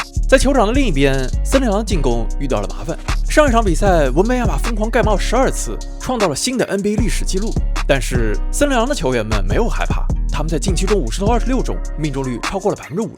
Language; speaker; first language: Chinese; native; Chinese